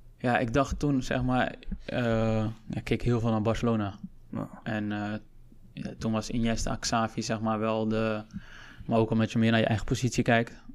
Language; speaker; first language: Dutch; early bilingual, other home language; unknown